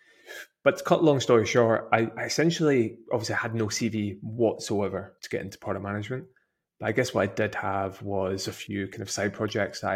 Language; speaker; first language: English; native; English